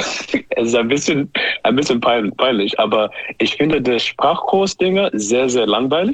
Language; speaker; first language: German; non-native, learner; English